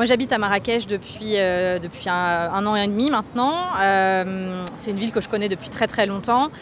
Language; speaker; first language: French; native; French